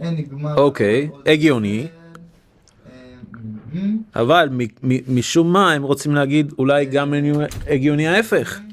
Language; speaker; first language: Hebrew; non-native, fluent; English